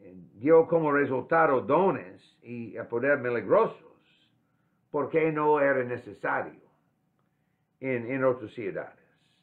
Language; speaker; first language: Spanish; non-native, fluent; English